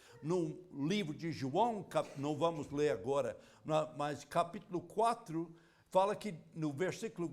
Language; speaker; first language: Portuguese; non-native, fluent; English